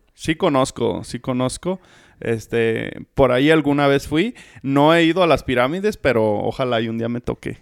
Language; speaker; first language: Spanish; native; Spanish